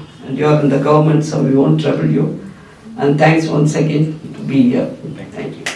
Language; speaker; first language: English; non-native, local second language; Tamil